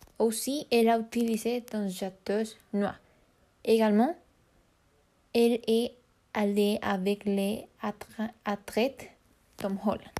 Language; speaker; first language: French; non-native, learner; Spanish